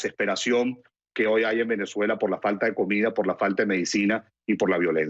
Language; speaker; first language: Spanish; native; Spanish